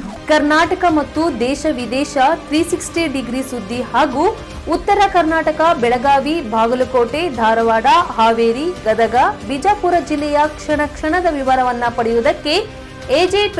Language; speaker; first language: Kannada; native; Kannada